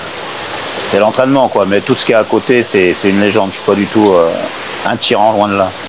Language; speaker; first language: French; native; French